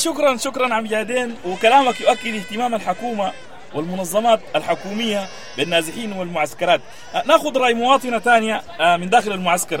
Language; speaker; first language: Arabic; native; Arabic